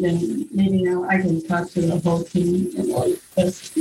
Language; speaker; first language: English; non-native, fluent; Chinese